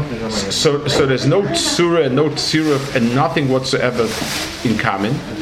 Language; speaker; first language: English; native; English